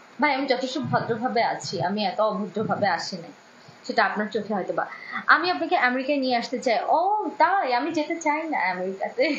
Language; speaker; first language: Bangla; native; Bangla